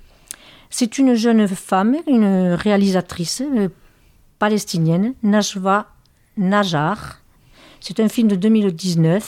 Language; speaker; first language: French; native; French